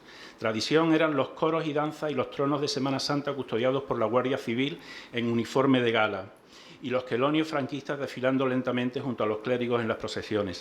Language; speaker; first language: Spanish; native; Spanish